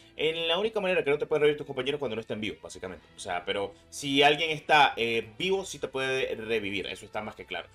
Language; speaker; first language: Spanish; native; Spanish